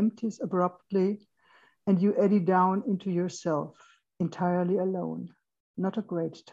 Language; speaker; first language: English; non-native, fluent; German